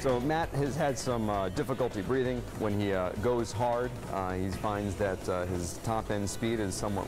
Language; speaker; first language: English; native; English